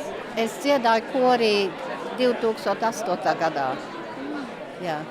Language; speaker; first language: Latvian; early bilingual, heritage; Latvian